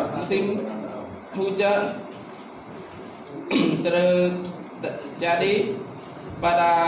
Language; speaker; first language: Indonesian; non-native, learner; Khmer